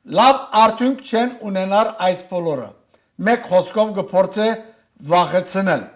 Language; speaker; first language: Armenian; native; Armenian